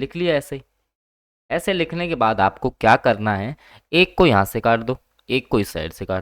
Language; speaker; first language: Hindi; native; Hindi